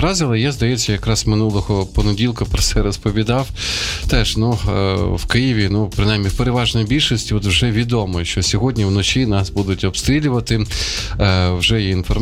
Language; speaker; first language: Ukrainian; native; Ukrainian